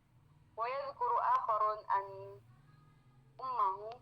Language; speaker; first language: Arabic; non-native, learner; Indonesian